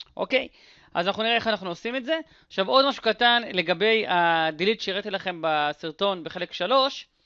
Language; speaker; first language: Hebrew; native; Hebrew